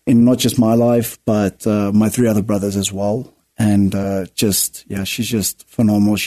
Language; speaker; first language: English; non-native, local second language; Afrikaans